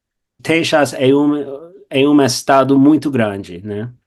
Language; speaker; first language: Portuguese; non-native, fluent; English